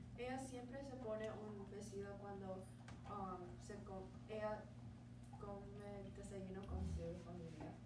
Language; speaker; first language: Spanish; non-native, learner; English